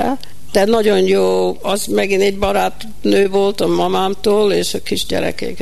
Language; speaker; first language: Hungarian; early bilingual, heritage; Hungarian